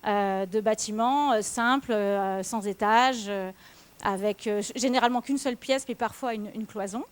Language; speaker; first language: French; native; French